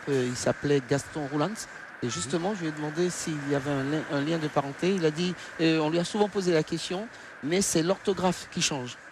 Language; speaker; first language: French; native; French